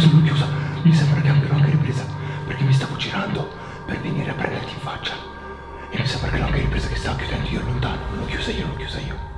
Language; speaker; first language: Italian; native; Italian